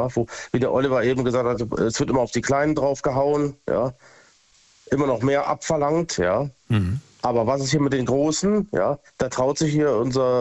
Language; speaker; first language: German; native; German